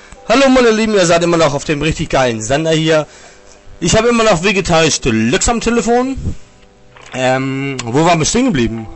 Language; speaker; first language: German; native; German